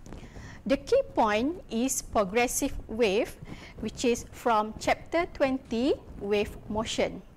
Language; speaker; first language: English; non-native, local second language; Malay